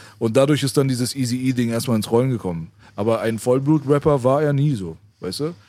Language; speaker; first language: German; native; German